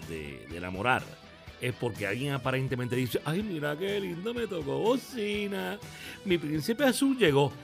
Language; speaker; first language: Spanish; native; Spanish